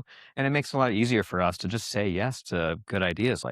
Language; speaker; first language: English; native; English